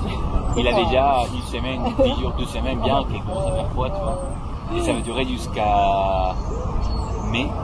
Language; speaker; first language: French; non-native, fluent; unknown